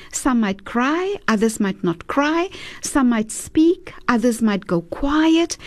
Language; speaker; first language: English; early bilingual, other home language; Afrikaans